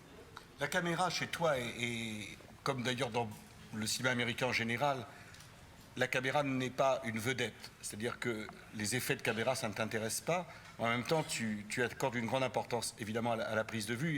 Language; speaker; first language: French; native; French